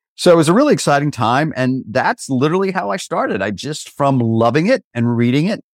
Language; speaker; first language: English; native; English